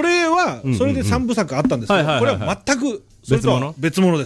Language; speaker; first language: Japanese; native; Japanese